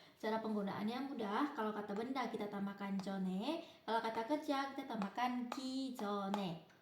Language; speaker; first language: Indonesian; native; Indonesian